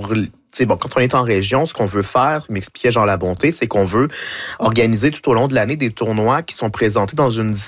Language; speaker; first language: French; native; French